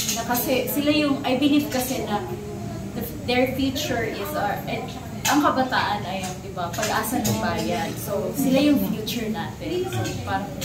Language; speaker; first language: Filipino; non-native, local second language; Cebuano